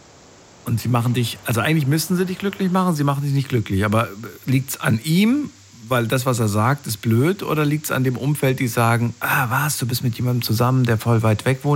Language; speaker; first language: German; native; German